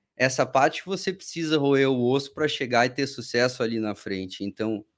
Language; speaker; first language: Portuguese; native; Portuguese